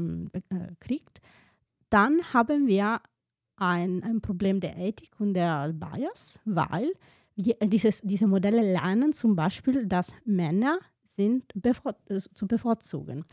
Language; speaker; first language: German; non-native, fluent; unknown